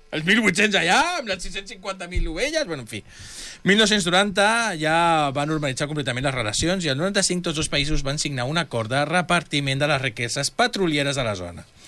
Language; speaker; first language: Catalan; native; Catalan